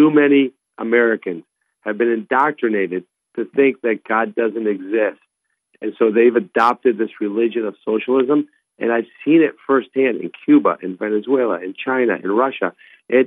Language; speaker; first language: English; non-native, fluent; Spanish